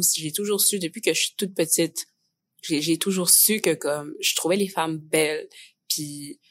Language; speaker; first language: French; native; French